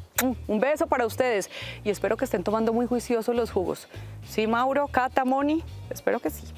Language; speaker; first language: Spanish; native; Spanish